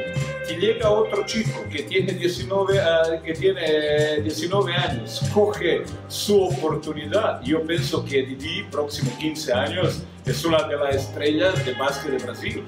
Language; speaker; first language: Spanish; non-native, fluent; Croatian